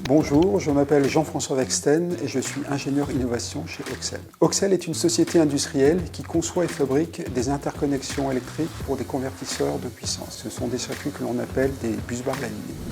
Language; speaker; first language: French; native; French